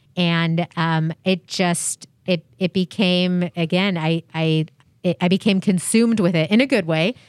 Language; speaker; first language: English; native; English